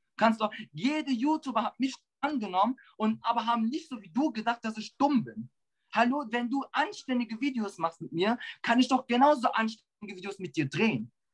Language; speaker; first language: German; early bilingual, other home language; Turkish